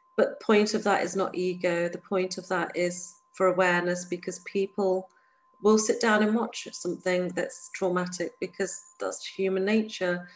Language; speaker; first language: English; native; English